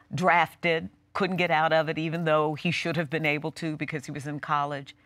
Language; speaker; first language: English; native; English